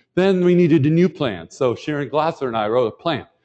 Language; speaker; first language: English; native; English